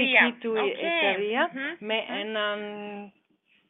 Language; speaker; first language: Greek; non-native, learner; German